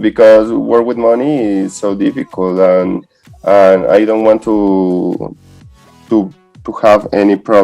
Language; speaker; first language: English; non-native, learner; Spanish